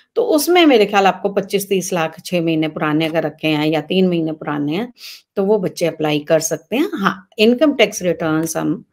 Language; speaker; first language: Hindi; native; Hindi